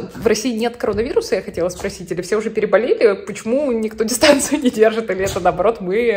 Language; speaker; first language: Russian; native; Russian